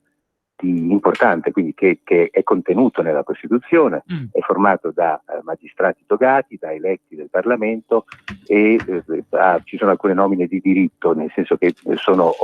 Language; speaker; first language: Italian; native; Italian